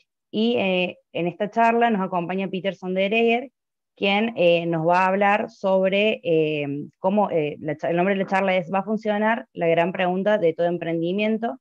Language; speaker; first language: Spanish; native; Spanish